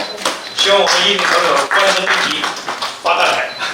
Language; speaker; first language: Chinese; native; Chinese